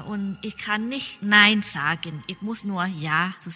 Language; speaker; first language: German; non-native, learner; Thai